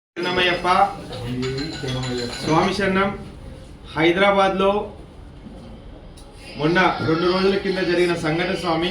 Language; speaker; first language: Telugu; native; Telugu